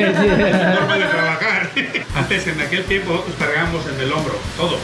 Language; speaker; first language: Spanish; native; Spanish